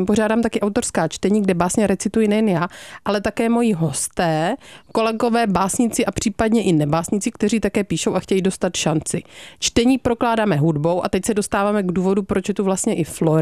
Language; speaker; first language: Czech; native; Czech